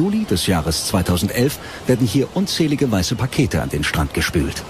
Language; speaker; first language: German; native; German